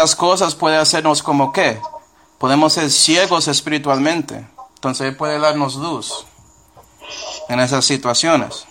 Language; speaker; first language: Spanish; non-native, fluent; English